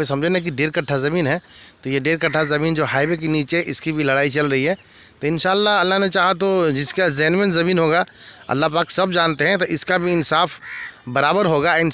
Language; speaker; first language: Hindi; native; Hindi